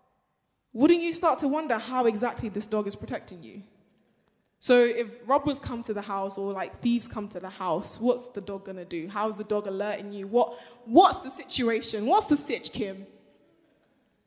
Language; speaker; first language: English; native; English